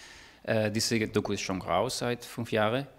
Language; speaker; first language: German; non-native, fluent; Spanish